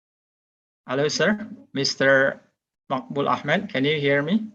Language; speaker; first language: English; non-native, fluent; Indonesian